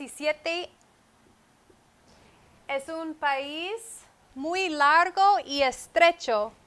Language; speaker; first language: Spanish; non-native, fluent; English